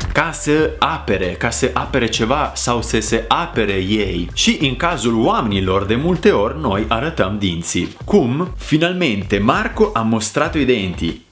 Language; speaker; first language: Romanian; non-native, fluent; Italian